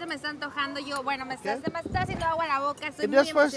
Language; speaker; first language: Spanish; native; Spanish